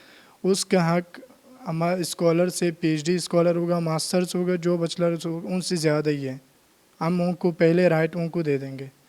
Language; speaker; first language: Hindi; non-native, learner; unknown